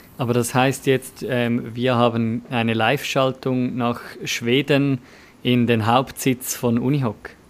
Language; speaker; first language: German; native; German